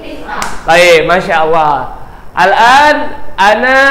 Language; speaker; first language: Arabic; non-native, fluent; Indonesian